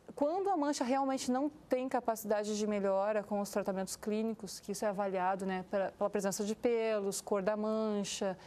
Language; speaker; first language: Portuguese; native; Portuguese